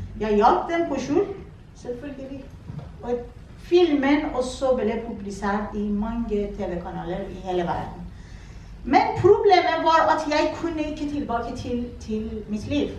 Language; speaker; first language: Norwegian; non-native, fluent; Persian